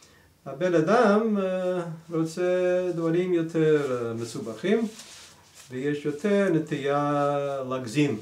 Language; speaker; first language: Hebrew; non-native, fluent; English